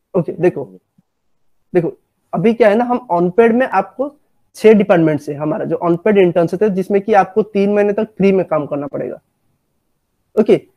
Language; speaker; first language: Hindi; non-native, local second language; Odia